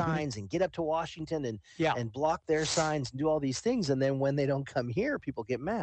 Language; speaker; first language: English; native; English